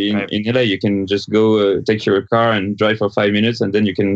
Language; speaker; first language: English; non-native, fluent; French